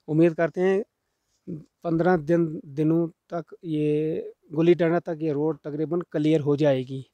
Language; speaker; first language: Hindi; native; Hindi